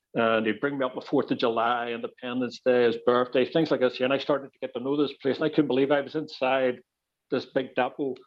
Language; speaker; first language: English; native; English